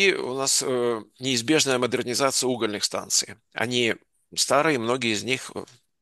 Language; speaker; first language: Russian; native; Russian